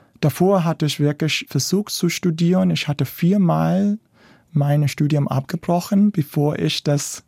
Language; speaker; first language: German; non-native, fluent; English